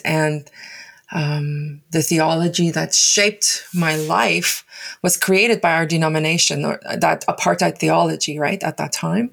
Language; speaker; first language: English; non-native, local second language; Afrikaans